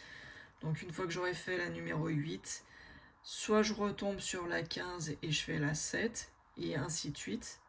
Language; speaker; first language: French; native; French